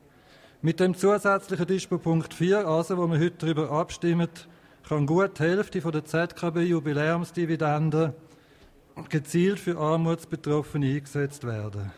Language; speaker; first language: German; native; German